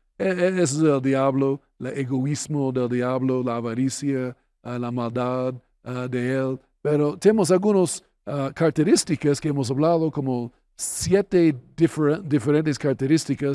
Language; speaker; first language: Spanish; non-native, fluent; English